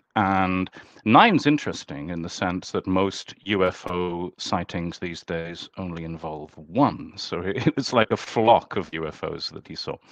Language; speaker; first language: English; native; English